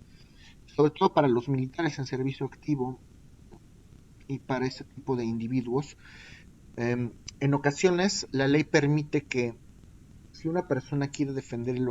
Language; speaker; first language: Spanish; native; Spanish